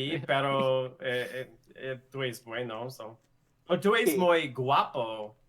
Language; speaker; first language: Spanish; non-native, learner; English